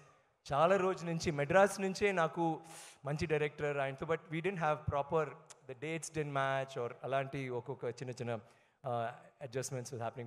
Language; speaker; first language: Telugu; non-native, fluent; Tamil